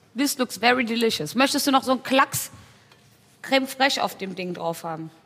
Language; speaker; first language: German; early bilingual, other home language; Tigrinya